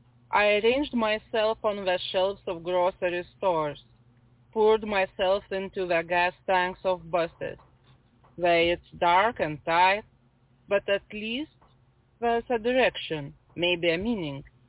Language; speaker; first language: English; non-native, fluent; Lithuanian